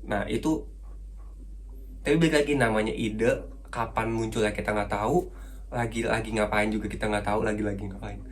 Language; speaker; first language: Indonesian; native; Indonesian